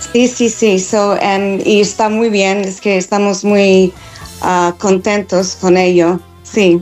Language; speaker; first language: Spanish; non-native, fluent; English